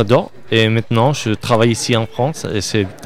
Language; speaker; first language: French; non-native, learner; Spanish